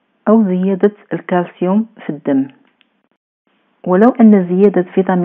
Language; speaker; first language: Arabic; native; Arabic